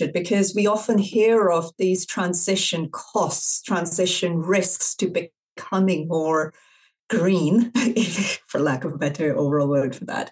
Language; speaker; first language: English; non-native, local second language; Urdu